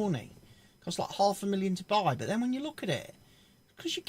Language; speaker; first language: English; native; English